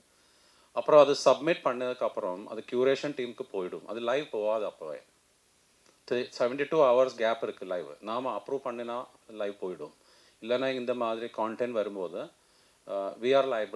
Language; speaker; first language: Tamil; non-native, fluent; Malayalam